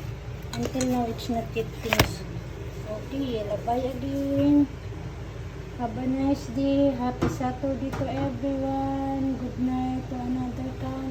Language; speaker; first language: English; non-native, learner; Filipino